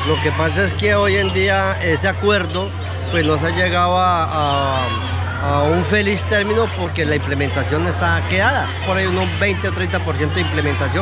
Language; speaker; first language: Spanish; native; Spanish